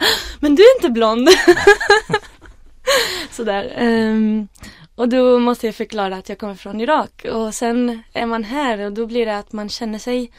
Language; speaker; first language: Swedish; early bilingual, other home language; Arabic